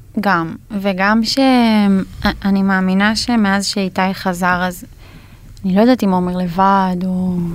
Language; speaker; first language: Hebrew; native; Hebrew